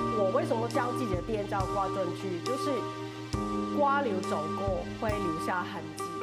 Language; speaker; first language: Chinese; non-native, local second language; Cantonese